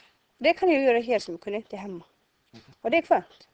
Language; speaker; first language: Swedish; non-native, learner; Icelandic